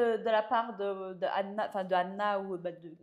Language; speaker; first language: French; native; French